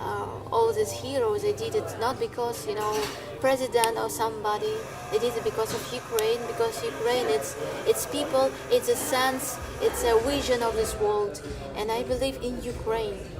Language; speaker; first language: English; non-native, learner; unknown